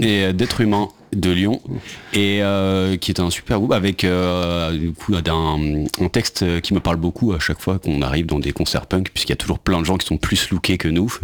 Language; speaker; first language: French; native; French